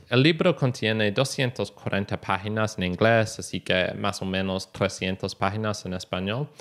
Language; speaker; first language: Spanish; non-native, learner; English